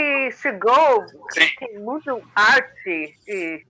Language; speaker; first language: Portuguese; non-native, learner; English